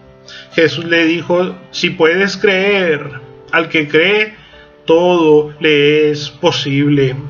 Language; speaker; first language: Spanish; native; Spanish